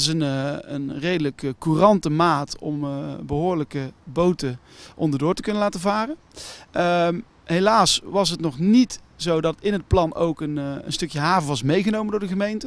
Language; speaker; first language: Dutch; native; Dutch